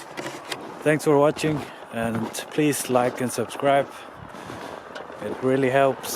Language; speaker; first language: English; non-native, fluent; Icelandic